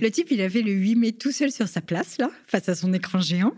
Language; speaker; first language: French; native; French